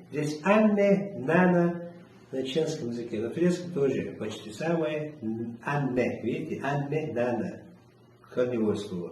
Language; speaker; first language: Russian; non-native, local second language; Chechen